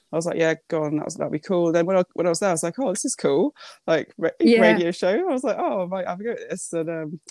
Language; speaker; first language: English; early bilingual, other home language; Japanese